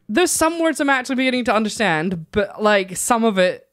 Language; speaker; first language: English; native; English